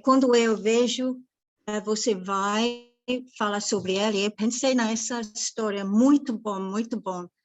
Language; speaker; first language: Portuguese; non-native, learner; English